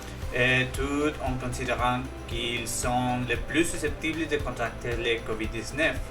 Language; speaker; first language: French; non-native, fluent; Spanish